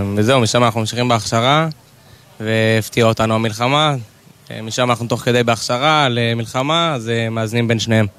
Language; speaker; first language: Hebrew; native; Hebrew